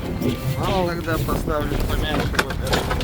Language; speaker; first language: Russian; native; Russian